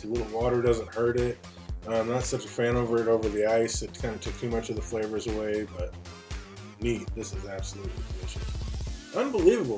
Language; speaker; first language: English; native; English